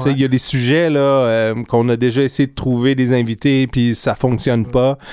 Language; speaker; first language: French; native; French